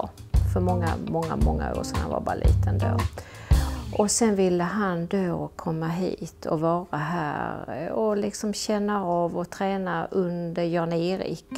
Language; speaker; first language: Swedish; native; Swedish